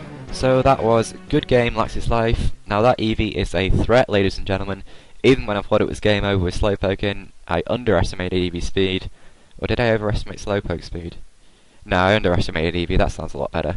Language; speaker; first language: English; native; English